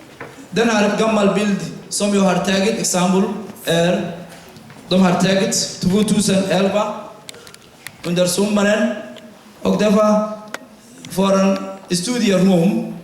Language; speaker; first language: Swedish; non-native, fluent; Somali